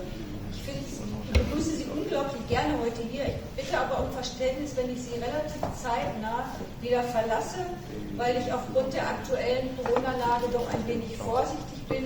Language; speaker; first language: German; native; German